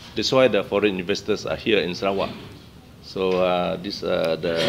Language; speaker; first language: English; non-native, local second language; Malay